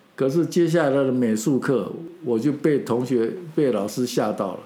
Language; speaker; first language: Chinese; non-native, local second language; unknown